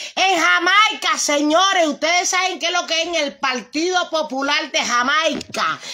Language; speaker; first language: Spanish; native; Spanish